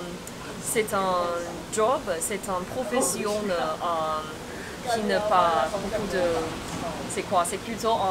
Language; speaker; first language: French; non-native, fluent; Chinese